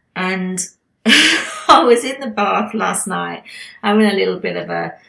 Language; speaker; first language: English; native; English